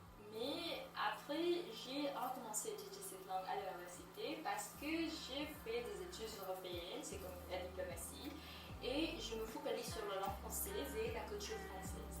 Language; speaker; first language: French; non-native, fluent; English